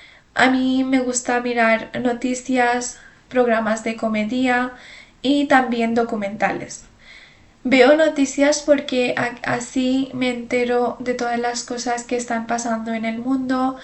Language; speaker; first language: Spanish; non-native, fluent; Urdu